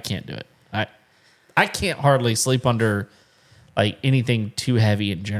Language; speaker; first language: English; native; English